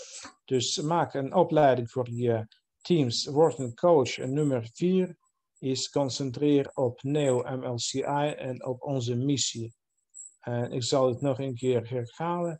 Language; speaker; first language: Dutch; non-native, fluent; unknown